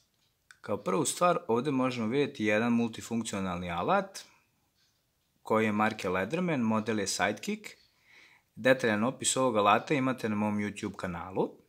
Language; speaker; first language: Serbian; native; Serbian